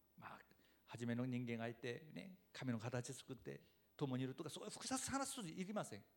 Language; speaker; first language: Japanese; non-native, fluent; Korean